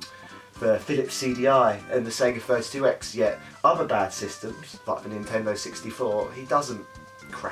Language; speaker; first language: English; native; English